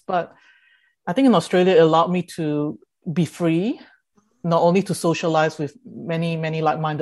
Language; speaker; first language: English; early bilingual, other home language; Indonesian